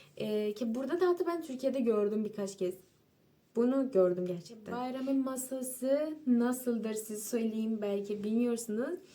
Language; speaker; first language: Turkish; non-native, fluent; Persian